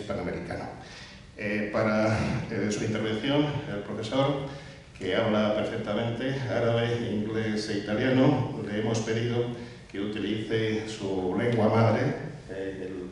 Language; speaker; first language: Spanish; native; Spanish